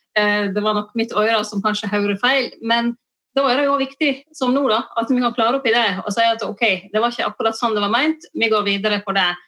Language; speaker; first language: Norwegian; native; Norwegian